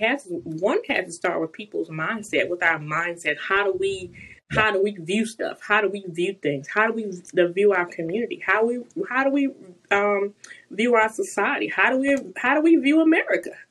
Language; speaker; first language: English; native; English